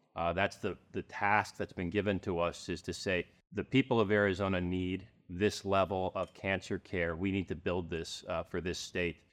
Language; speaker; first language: English; native; English